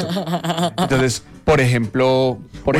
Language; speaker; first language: Spanish; native; Spanish